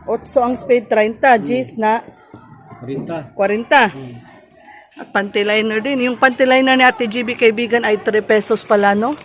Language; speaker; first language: Filipino; non-native, local second language; Cebuano